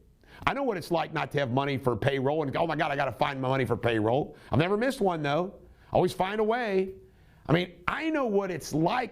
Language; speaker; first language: English; native; English